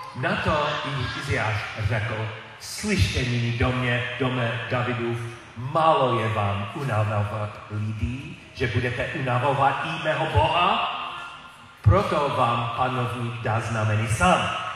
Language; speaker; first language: Czech; non-native, learner; English